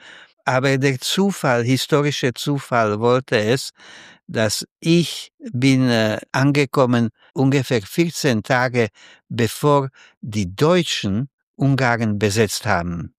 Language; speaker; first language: German; non-native, fluent; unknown